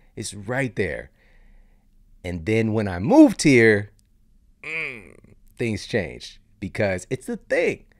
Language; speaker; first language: English; native; English